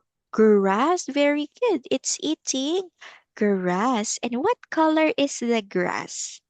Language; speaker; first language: English; non-native, local second language; Filipino